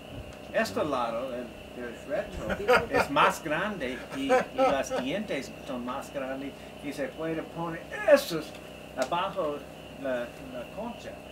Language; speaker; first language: Spanish; non-native, learner; English